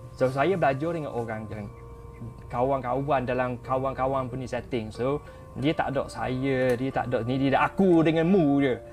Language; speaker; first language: Malay; non-native, fluent; English